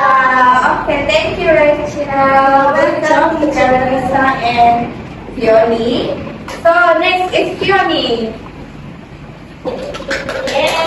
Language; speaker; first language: English; non-native, local second language; Malay